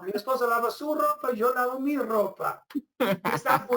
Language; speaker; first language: Spanish; non-native, fluent; English